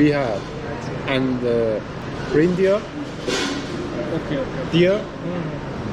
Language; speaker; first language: English; non-native, fluent; Finnish